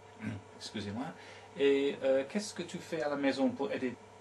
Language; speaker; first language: French; non-native, fluent; English